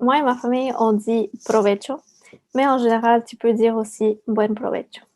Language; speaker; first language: French; early bilingual, other home language; Spanish